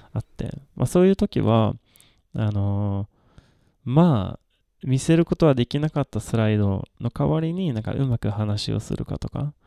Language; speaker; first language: Japanese; non-native, fluent; Swedish